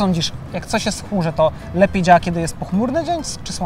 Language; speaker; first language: Polish; native; Polish